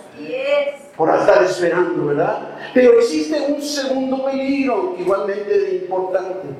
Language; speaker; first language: Spanish; native; Spanish